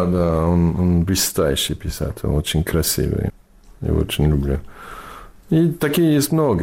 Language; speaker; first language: Russian; non-native, fluent; English